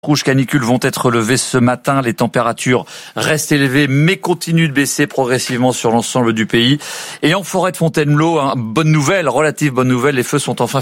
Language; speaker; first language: French; native; French